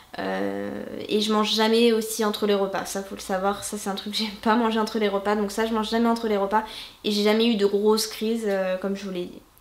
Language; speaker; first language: French; native; French